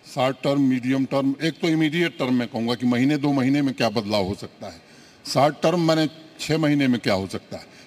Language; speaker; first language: Hindi; native; Hindi